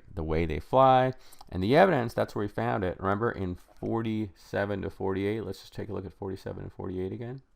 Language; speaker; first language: English; native; English